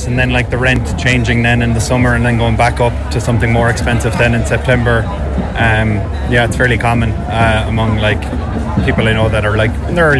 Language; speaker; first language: English; native; English